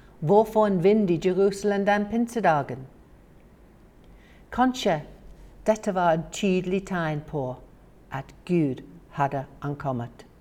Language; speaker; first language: Norwegian; non-native, fluent; English